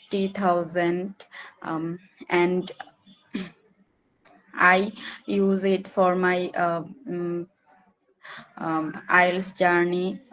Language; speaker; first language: English; non-native, learner; Bangla